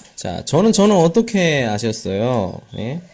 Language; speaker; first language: Korean; native; Korean